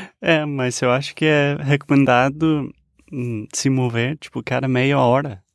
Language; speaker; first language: Portuguese; non-native, fluent; English